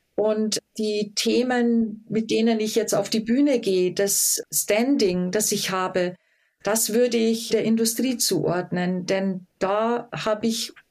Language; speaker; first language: German; native; German